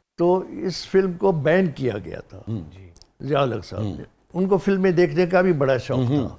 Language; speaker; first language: Urdu; non-native, local second language; Sindhi